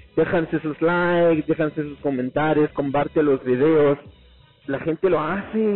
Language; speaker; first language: Spanish; non-native, fluent; Arabic